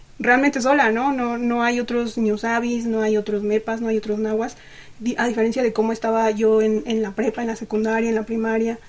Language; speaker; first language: Spanish; non-native, local second language; Mixtepec Mixtec